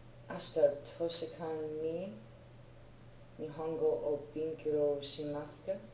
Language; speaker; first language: Japanese; non-native, learner; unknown